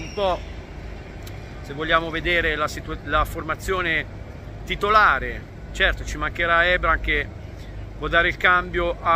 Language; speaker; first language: Italian; native; Italian